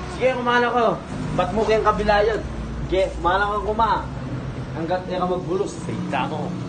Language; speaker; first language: Filipino; non-native, local second language; Pampanga